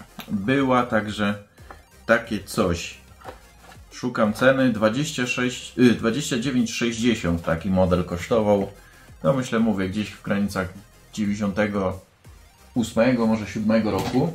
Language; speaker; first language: Polish; native; Polish